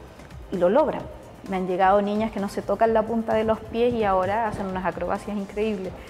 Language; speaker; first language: Spanish; native; Spanish